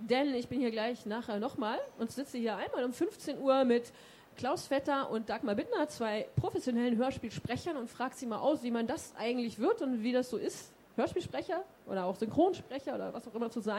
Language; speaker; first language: German; native; German